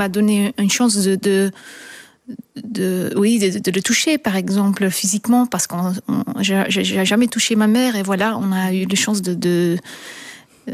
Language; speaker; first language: French; non-native, fluent; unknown